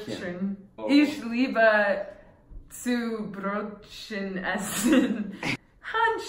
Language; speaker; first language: German; non-native, learner; English